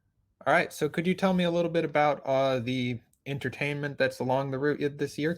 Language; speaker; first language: English; native; English